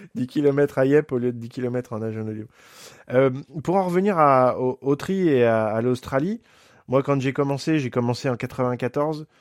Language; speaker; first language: French; native; French